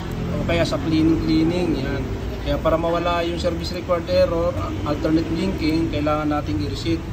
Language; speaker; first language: Filipino; native; Filipino